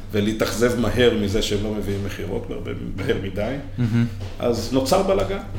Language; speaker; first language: Hebrew; native; Hebrew